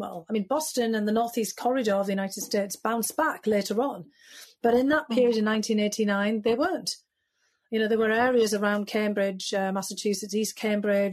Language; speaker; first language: English; native; English